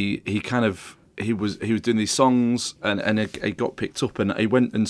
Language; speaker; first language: English; native; English